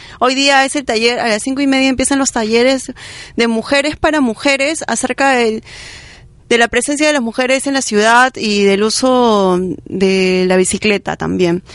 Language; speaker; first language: Spanish; native; Spanish